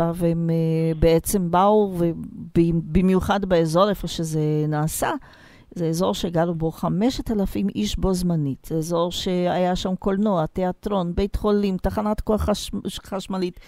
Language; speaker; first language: Hebrew; non-native, fluent; Portuguese